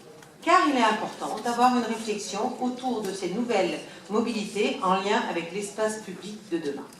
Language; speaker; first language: French; native; French